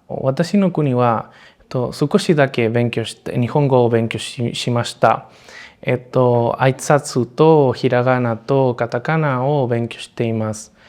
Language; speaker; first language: Japanese; non-native, learner; Spanish